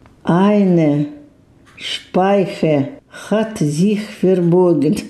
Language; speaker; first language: German; non-native, learner; Russian